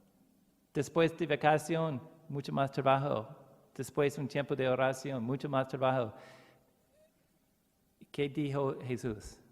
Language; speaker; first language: Spanish; non-native, learner; English